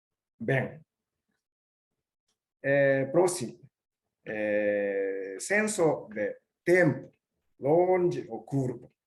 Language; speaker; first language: Portuguese; non-native, learner; Japanese